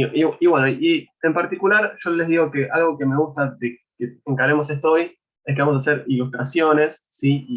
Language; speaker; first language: Spanish; native; Spanish